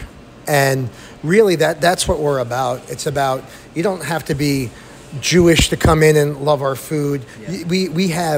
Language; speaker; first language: English; native; English